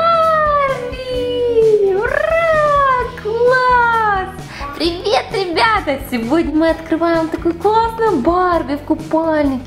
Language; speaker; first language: Russian; native; Russian